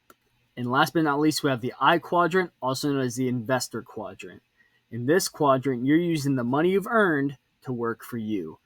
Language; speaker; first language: English; native; English